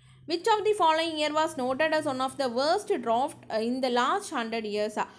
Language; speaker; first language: English; non-native, local second language; Tamil